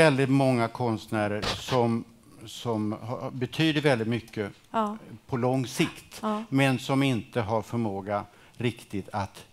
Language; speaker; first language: Swedish; native; Swedish